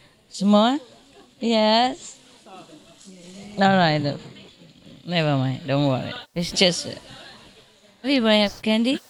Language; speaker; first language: English; non-native, fluent; Vietnamese